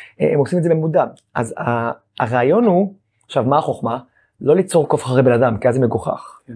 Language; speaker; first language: Hebrew; native; Hebrew